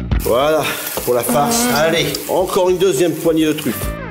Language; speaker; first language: French; native; French